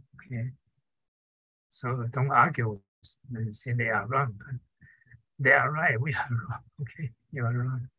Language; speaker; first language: English; non-native, fluent; Chinese